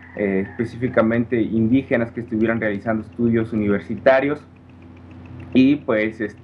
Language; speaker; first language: Spanish; native; Spanish